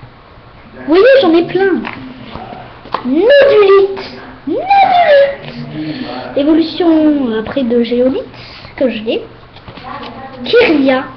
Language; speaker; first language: French; native; French